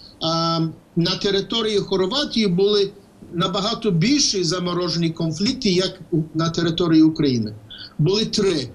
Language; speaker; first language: Ukrainian; early bilingual, heritage; Ukrainian